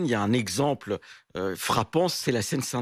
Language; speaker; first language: French; native; French